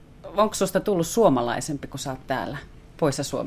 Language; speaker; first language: Finnish; native; Finnish